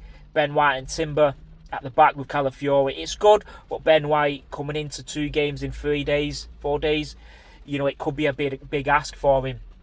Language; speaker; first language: English; native; English